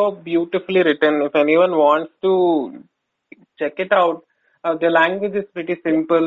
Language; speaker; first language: English; non-native, local second language; Kannada